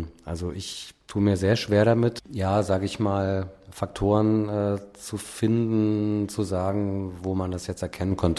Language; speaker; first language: German; native; German